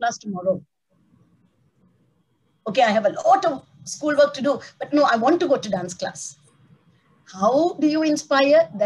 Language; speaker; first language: English; non-native, local second language; Tamil